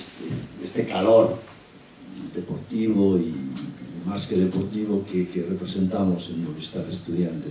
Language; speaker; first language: Spanish; native; Spanish